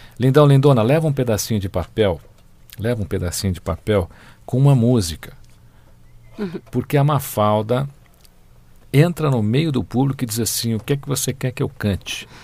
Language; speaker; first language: Portuguese; native; Portuguese